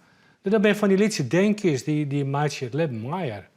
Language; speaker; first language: Dutch; non-native, local second language; Western Frisian